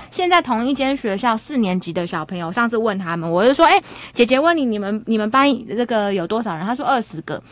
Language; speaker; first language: Chinese; native; Chinese